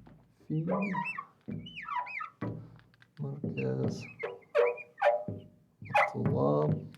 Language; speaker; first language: Arabic; non-native, fluent; English